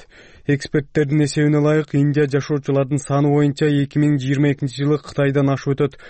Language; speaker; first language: Kyrgyz; native; Kyrgyz